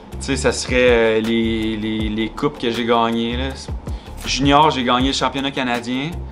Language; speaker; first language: French; native; French